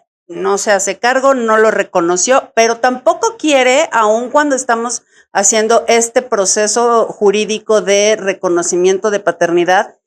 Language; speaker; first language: Spanish; native; Spanish